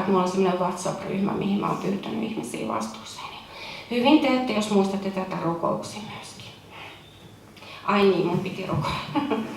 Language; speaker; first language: Finnish; native; Finnish